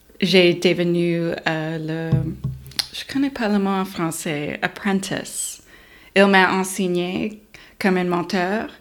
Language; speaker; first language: French; non-native, learner; English